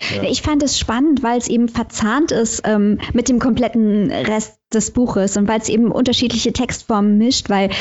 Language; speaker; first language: German; native; German